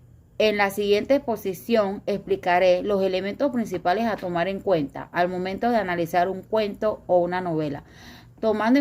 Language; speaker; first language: Spanish; native; Spanish